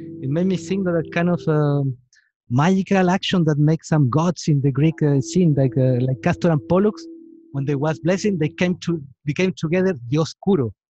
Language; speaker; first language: English; non-native, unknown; Spanish